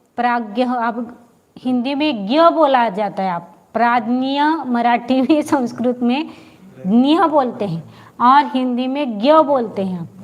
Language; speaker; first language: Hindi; non-native, local second language; Marathi